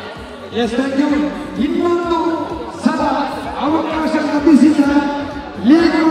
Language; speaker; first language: Kannada; native; Kannada